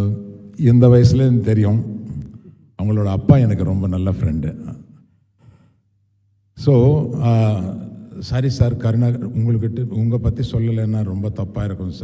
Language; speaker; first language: Tamil; non-native, local second language; Telugu